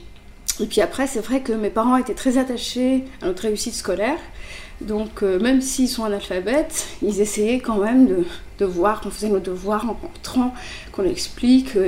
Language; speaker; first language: French; early bilingual, other home language; Kabyle